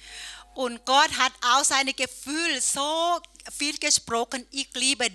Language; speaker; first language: German; non-native, learner; Thai